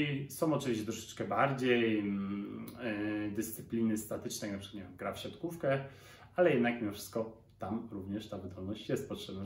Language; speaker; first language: Polish; native; Polish